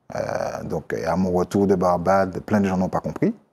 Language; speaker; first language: French; native; French